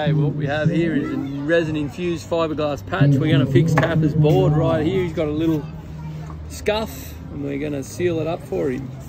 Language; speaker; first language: English; native; English